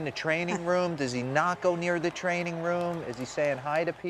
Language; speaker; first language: English; native; English